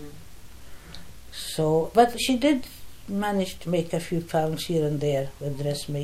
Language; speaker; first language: English; non-native, fluent; Polish